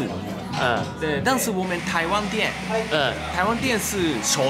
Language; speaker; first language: Chinese; non-native, learner; Japanese